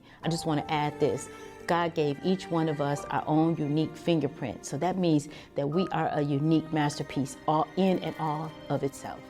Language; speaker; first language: English; native; English